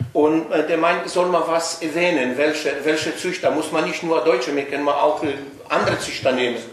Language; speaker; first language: German; non-native, fluent; Polish